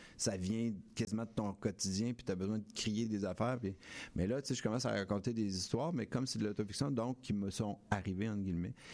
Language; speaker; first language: French; native; French